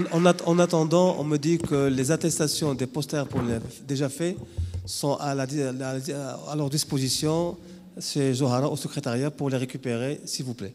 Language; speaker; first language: French; non-native, local second language; Arabic